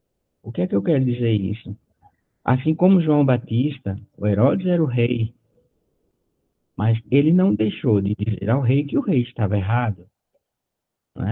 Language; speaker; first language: Portuguese; native; Portuguese